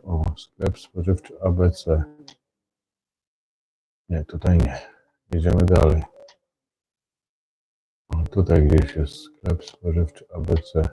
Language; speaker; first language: Polish; native; Polish